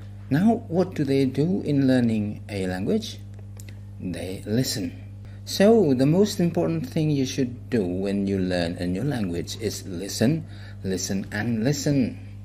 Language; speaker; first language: English; non-native, fluent; Indonesian